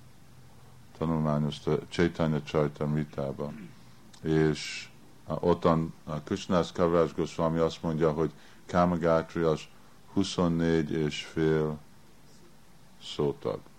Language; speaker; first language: Hungarian; early bilingual, heritage; Hungarian